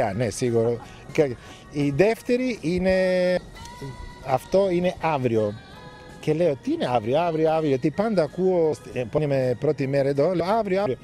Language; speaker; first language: Greek; non-native, fluent; Italian